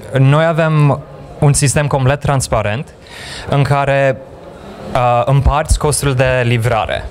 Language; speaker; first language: Romanian; early bilingual, heritage; Romanian